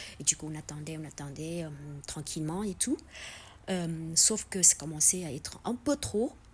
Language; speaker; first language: French; non-native, fluent; Vietnamese